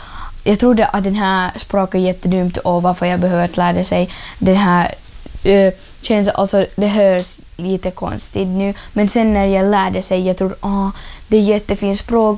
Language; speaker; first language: Swedish; non-native, fluent; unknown